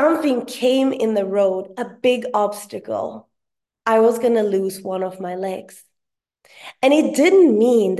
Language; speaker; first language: English; non-native, fluent; Swedish